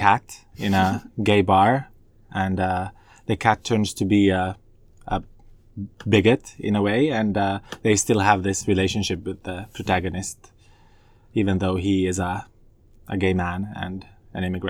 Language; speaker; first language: English; non-native, fluent; Finnish